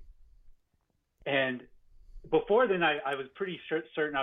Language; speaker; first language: English; native; English